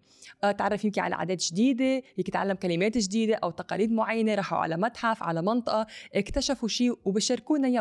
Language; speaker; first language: Arabic; native; Arabic